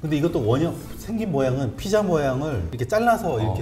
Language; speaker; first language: Korean; native; Korean